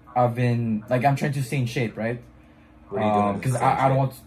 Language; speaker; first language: English; non-native, fluent; French